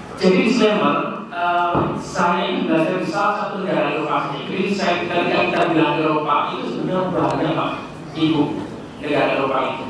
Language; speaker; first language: Indonesian; native; Indonesian